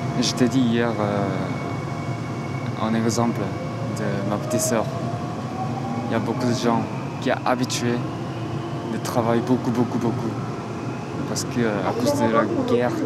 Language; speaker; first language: French; non-native, fluent; Korean